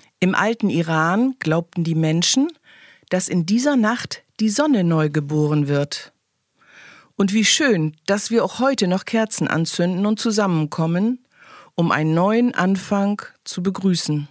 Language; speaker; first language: German; native; German